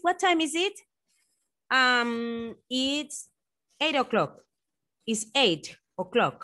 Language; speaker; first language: English; non-native, fluent; Spanish